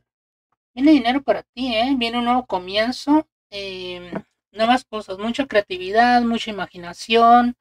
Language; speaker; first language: Spanish; native; Spanish